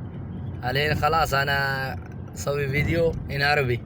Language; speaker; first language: Arabic; non-native, learner; Saraiki